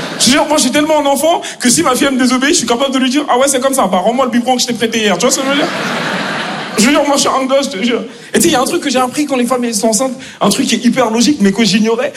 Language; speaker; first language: French; native; French